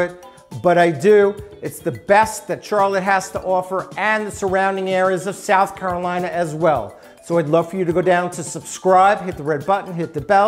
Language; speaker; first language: English; native; English